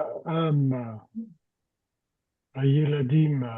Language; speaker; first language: Hebrew; non-native, learner; French